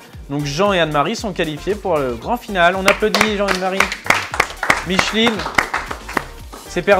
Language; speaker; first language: French; native; French